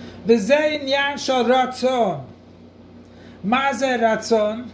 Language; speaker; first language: Hebrew; non-native, fluent; English